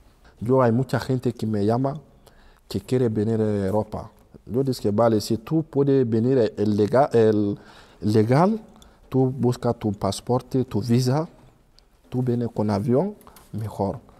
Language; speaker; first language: Spanish; non-native, learner; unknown